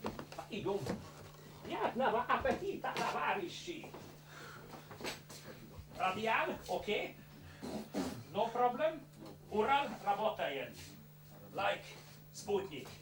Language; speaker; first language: Russian; non-native, learner; Hungarian